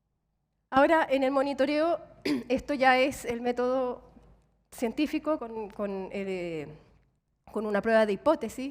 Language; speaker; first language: Spanish; native; Spanish